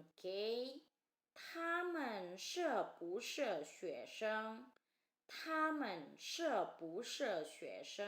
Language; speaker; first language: Chinese; non-native, fluent; Indonesian